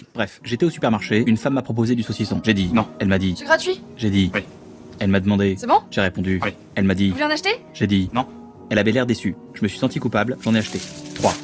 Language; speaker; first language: French; native; French